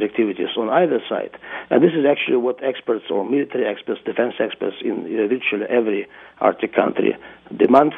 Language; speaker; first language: English; non-native, fluent; Russian